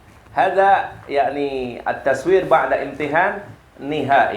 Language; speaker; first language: Arabic; non-native, fluent; Indonesian